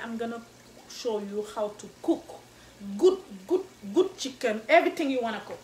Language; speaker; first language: English; non-native, learner; Wolof